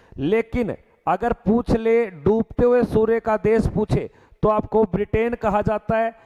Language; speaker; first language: Hindi; native; Hindi